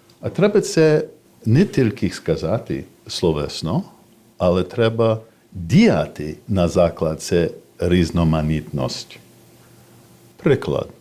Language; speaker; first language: Ukrainian; non-native, fluent; English